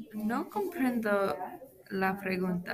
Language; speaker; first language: Spanish; non-native, learner; English